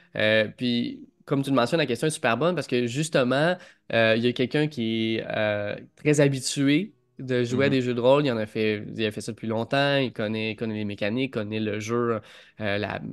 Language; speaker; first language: French; native; French